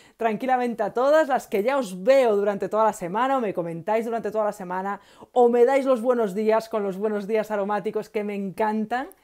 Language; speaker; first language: Spanish; native; Spanish